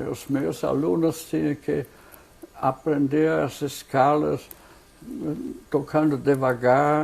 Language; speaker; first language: Portuguese; non-native, fluent; German